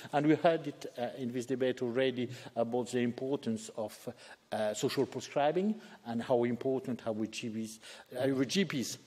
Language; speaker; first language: English; native; English